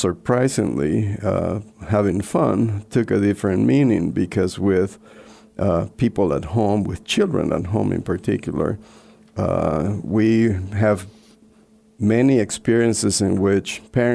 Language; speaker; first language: English; non-native, fluent; Spanish